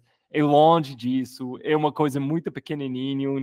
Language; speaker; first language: Portuguese; non-native, fluent; English